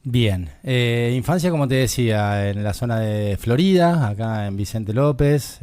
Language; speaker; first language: Spanish; native; Spanish